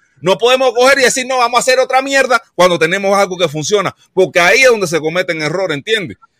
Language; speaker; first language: Spanish; native; Spanish